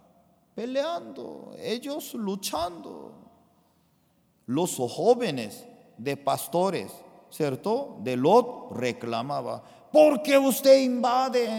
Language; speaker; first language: Spanish; non-native, fluent; Korean